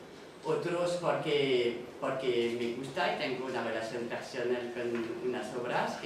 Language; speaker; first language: Spanish; non-native, fluent; French